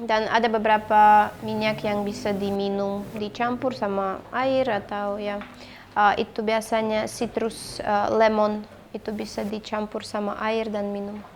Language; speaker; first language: Indonesian; non-native, fluent; Russian